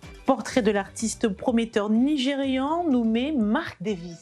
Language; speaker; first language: French; native; French